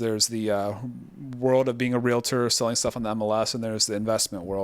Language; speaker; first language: English; native; English